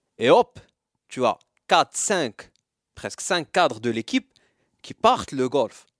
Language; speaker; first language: French; non-native, local second language; Arabic